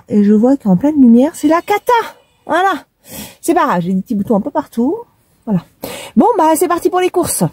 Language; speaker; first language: French; native; French